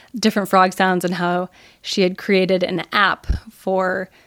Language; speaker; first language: English; native; English